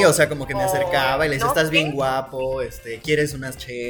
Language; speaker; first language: Spanish; native; Spanish